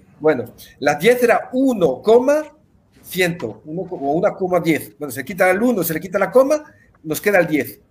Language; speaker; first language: Spanish; early bilingual, heritage; Spanish